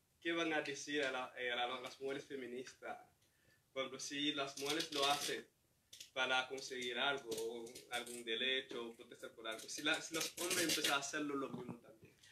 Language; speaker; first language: Spanish; non-native, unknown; Haitian Creole